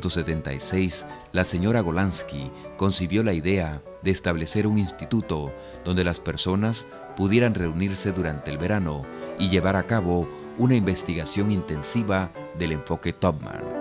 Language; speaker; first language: Spanish; native; Spanish